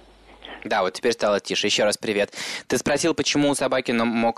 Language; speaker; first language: Russian; native; Russian